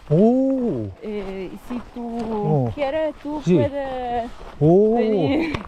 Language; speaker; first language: Spanish; non-native, learner; Italian